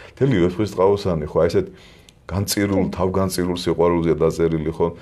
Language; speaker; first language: Georgian; native; Georgian